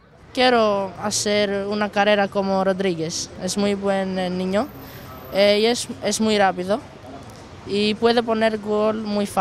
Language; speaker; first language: Spanish; early bilingual, heritage; Greek